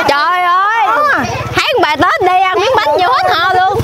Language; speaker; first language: Vietnamese; native; Vietnamese